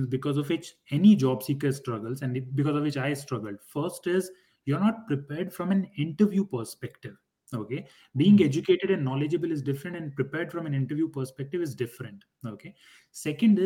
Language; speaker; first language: English; non-native, local second language; Hindi